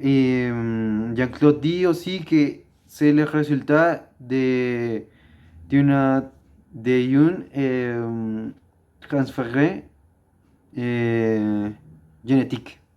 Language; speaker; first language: French; non-native, learner; Spanish